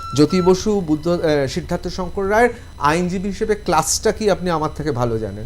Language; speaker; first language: Bangla; native; Bangla